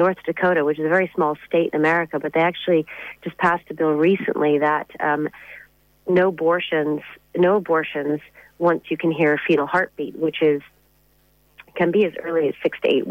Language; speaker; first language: English; native; English